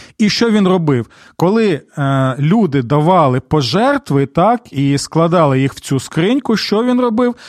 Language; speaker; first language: Ukrainian; native; Ukrainian